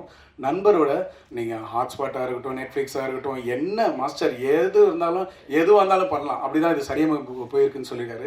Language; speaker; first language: Tamil; native; Tamil